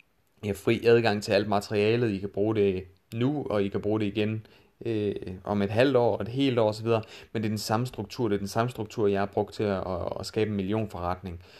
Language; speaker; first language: Danish; native; Danish